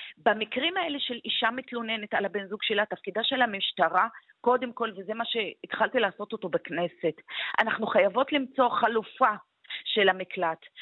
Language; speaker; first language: Hebrew; non-native, local second language; Arabic